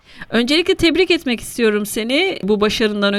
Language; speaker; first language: Turkish; native; Turkish